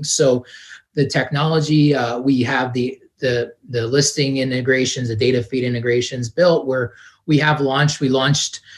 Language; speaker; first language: English; native; English